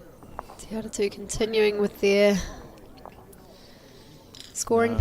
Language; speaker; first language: English; native; English